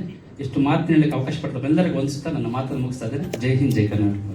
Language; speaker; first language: Kannada; native; Kannada